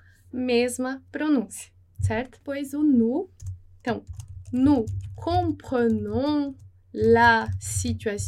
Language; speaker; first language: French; non-native, fluent; Portuguese